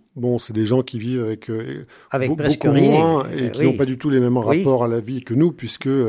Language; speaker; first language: French; native; French